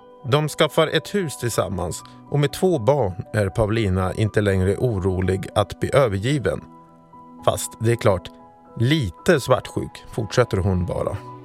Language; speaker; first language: Swedish; native; Swedish